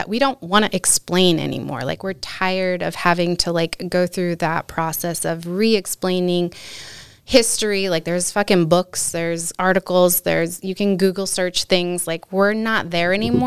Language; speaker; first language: English; native; English